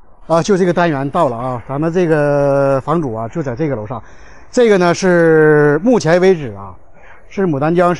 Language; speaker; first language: Chinese; native; Chinese